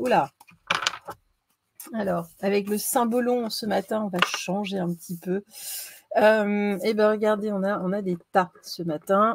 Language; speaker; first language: French; native; French